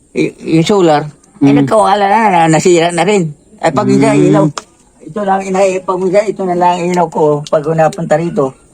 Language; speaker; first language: Filipino; native; Filipino